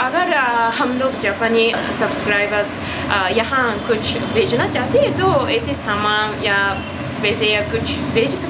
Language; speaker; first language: Hindi; non-native, fluent; Japanese